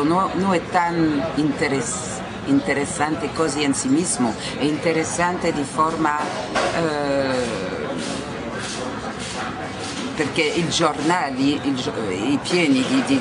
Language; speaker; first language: Italian; non-native, learner; French